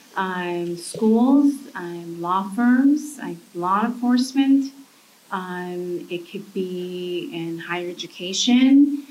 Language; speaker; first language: English; early bilingual, other home language; Spanish